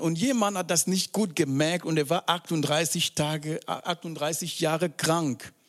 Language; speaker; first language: German; non-native, fluent; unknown